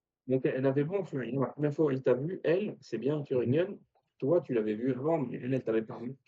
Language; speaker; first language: French; native; French